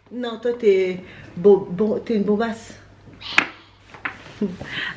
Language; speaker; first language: French; native; French